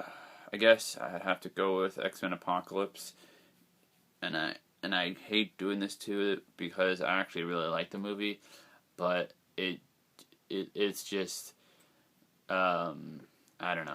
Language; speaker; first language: English; native; English